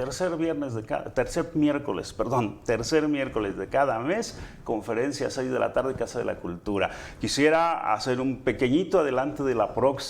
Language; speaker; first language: Spanish; native; Spanish